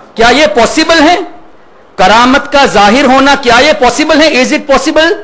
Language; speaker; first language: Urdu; non-native, fluent; Memoni